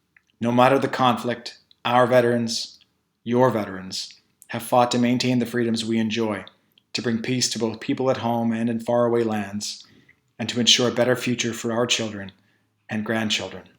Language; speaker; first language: English; native; English